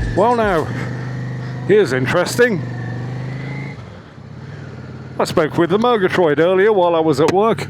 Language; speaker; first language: English; native; English